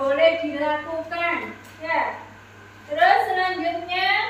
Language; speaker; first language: Indonesian; native; Indonesian